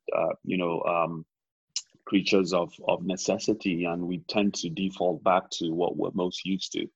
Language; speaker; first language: English; non-native, local second language; Yoruba